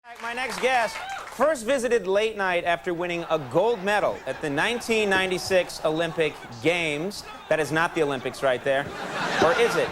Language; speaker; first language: English; native; English